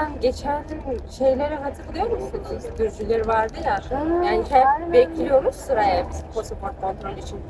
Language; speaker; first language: Turkish; non-native, fluent; Kyrgyz